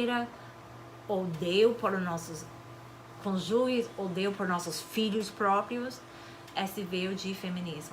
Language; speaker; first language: Portuguese; non-native, fluent; English